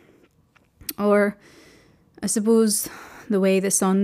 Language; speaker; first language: English; native; English